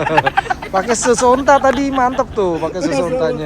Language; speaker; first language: Indonesian; native; Indonesian